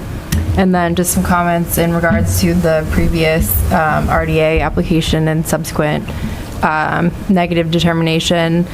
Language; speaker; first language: English; native; English